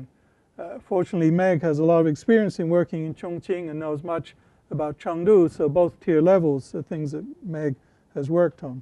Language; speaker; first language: English; native; English